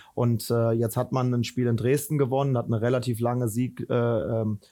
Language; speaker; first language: German; native; German